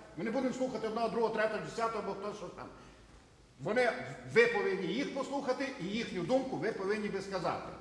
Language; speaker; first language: Ukrainian; native; Ukrainian